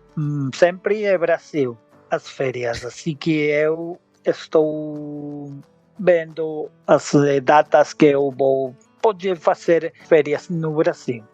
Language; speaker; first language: Portuguese; non-native, learner; Spanish